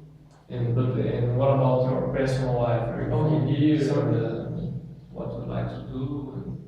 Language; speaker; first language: English; non-native, learner; Portuguese